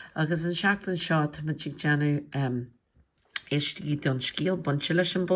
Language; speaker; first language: Irish; non-native, local second language; English